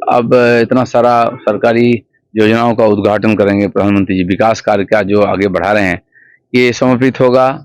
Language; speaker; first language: Hindi; non-native, local second language; Bangla